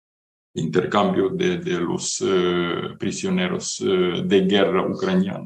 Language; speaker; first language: Spanish; non-native, fluent; Ukrainian